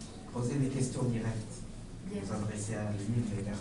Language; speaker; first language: French; non-native, local second language; Arabic